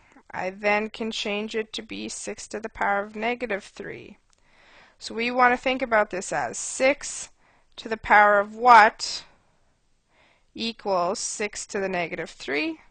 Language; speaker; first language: English; native; English